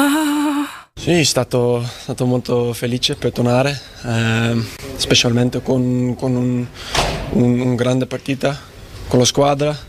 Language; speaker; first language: Italian; non-native, learner; Dutch